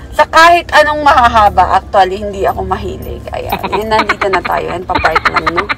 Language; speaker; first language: Filipino; native; Filipino